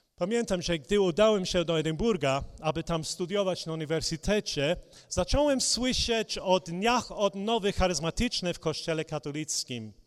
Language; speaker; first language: Polish; non-native, fluent; English